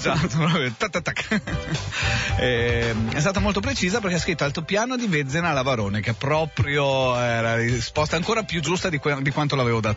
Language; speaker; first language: Italian; native; Italian